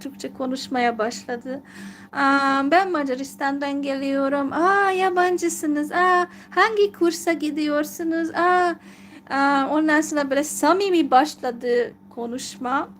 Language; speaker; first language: Turkish; non-native, fluent; Hungarian